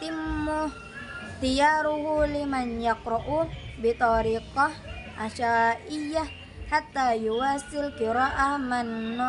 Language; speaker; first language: Arabic; non-native, learner; Indonesian